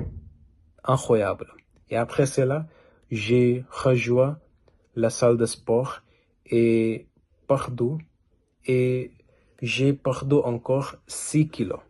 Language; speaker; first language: French; non-native, learner; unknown